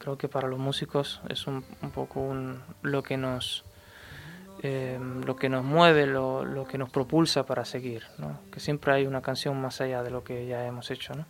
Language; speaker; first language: Spanish; native; Spanish